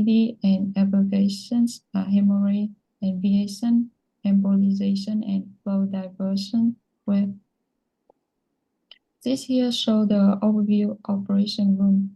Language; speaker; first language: English; non-native, learner; Vietnamese